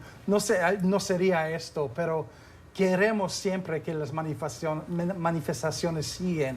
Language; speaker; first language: Spanish; non-native, fluent; English